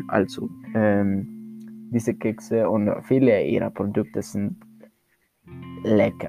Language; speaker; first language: German; non-native, learner; Spanish